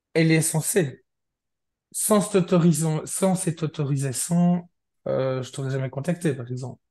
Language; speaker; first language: French; native; French